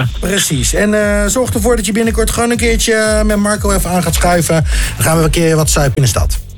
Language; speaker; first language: Dutch; native; Dutch